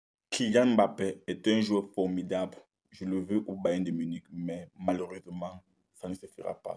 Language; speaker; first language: French; native; French